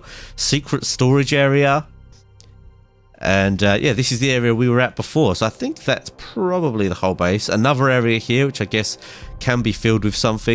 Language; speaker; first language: English; native; English